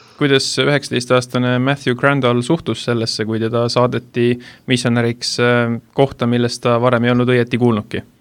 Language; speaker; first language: Estonian; native; Estonian